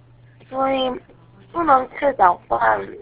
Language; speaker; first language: Chinese; non-native, learner; Korean